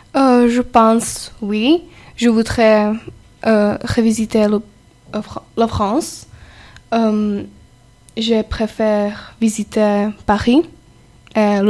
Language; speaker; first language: French; non-native, learner; Czech